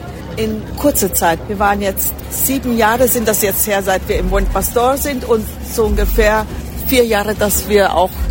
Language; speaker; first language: German; early bilingual, heritage; German